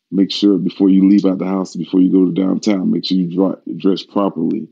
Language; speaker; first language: English; native; English